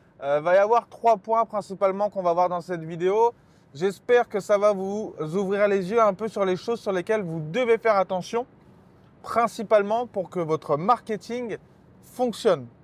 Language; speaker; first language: French; native; French